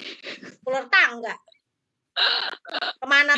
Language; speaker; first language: Indonesian; native; Indonesian